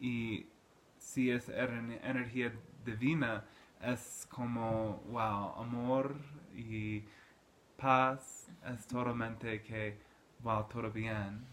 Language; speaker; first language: Spanish; non-native, learner; English